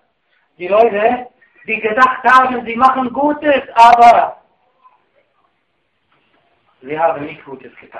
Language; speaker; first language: German; non-native, fluent; Arabic